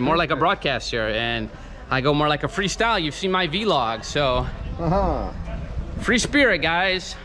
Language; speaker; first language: English; native; English